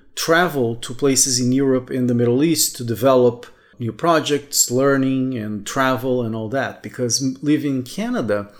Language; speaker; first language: English; non-native, fluent; Portuguese